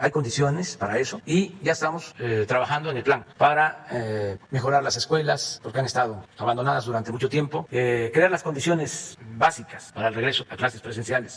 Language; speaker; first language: Spanish; native; Spanish